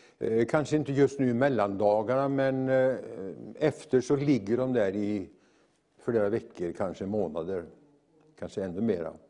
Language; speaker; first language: Swedish; native; Swedish